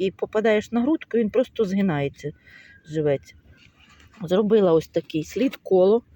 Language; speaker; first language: Ukrainian; native; Ukrainian